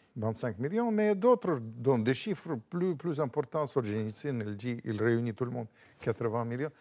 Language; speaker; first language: French; non-native, fluent; Russian